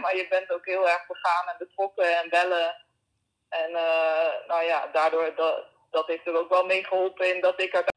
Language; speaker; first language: Dutch; native; Dutch